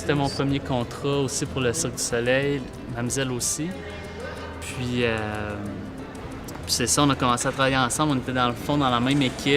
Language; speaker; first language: French; native; French